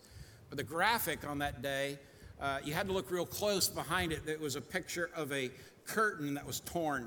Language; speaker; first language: English; native; English